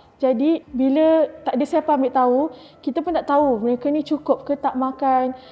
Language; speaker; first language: Malay; native; Malay